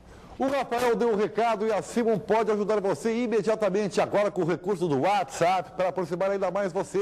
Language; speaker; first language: Portuguese; native; Portuguese